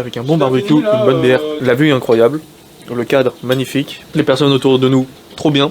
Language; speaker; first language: French; native; French